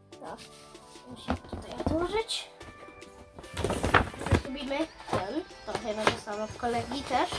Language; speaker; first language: Polish; early bilingual, heritage; Polish